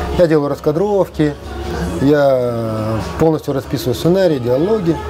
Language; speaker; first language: Russian; non-native, local second language; Kazakh